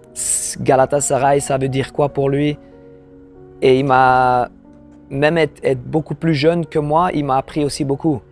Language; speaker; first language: French; non-native, local second language; Dutch